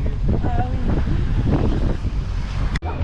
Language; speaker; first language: French; native; French